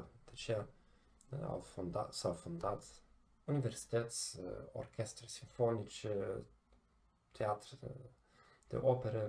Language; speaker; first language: Romanian; non-native, fluent; German